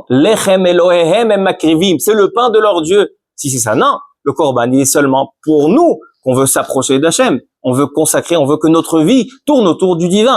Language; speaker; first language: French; native; French